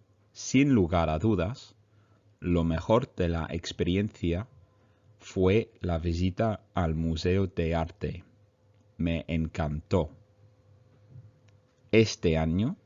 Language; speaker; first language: Spanish; non-native, fluent; English